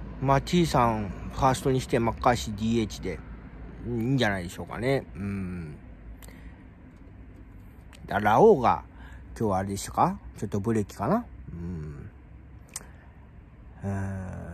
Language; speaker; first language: Japanese; native; Japanese